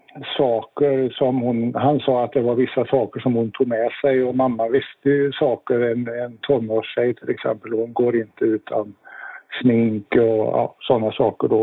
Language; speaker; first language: Swedish; native; Swedish